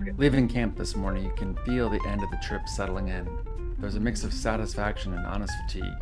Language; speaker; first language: English; native; English